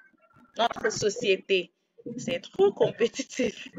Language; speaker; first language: French; non-native, fluent; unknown